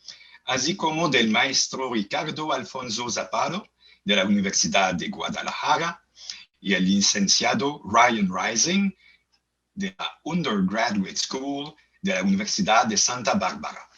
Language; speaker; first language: Spanish; non-native, learner; French